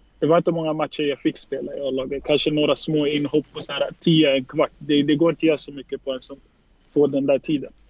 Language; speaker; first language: Swedish; early bilingual, other home language; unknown